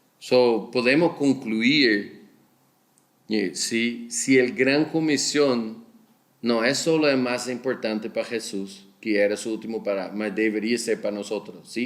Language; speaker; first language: Spanish; non-native, fluent; Portuguese